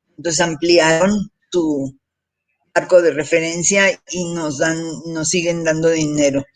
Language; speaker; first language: Spanish; early bilingual, heritage; Spanish